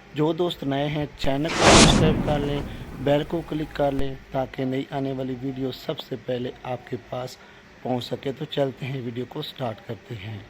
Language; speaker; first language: Urdu; non-native, local second language; Punjabi